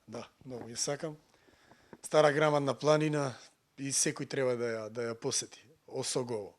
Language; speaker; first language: Macedonian; native; Macedonian